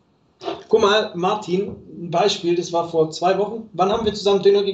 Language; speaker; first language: German; native; German